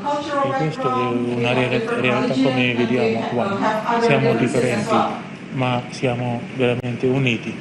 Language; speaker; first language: Italian; non-native, fluent; Indonesian